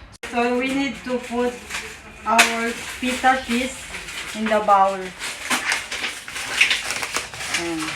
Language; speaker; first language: English; non-native, local second language; Filipino